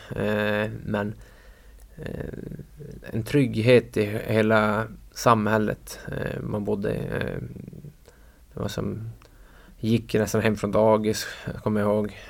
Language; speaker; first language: Swedish; native; Swedish